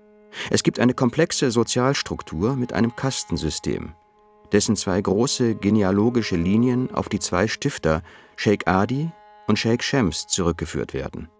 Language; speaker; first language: German; native; German